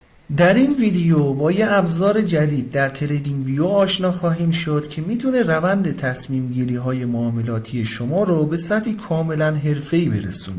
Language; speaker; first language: Persian; native; Persian